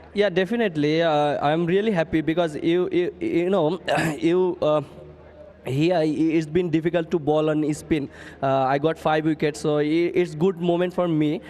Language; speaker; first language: English; non-native, learner; Bangla